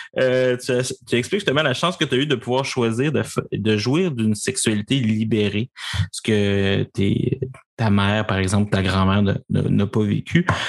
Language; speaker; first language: French; native; French